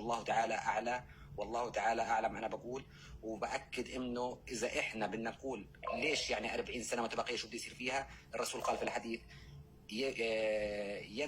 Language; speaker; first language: Arabic; native; Arabic